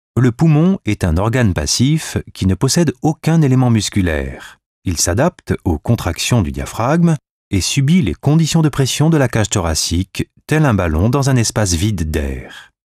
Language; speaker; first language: French; native; French